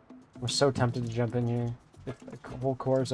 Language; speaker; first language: English; native; English